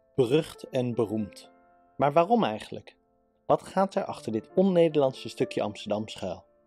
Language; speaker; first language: Dutch; native; Dutch